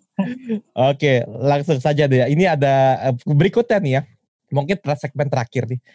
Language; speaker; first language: Indonesian; native; Indonesian